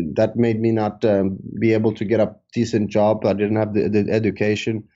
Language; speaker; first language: English; early bilingual, other home language; Spanish